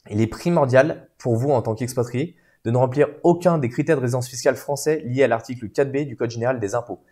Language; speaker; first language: French; native; French